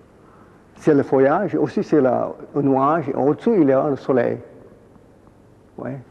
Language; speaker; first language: French; non-native, fluent; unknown